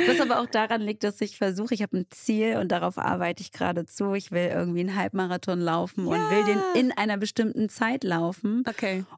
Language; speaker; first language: German; early bilingual, other home language; Tigrinya